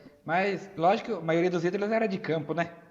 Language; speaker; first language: Portuguese; native; Portuguese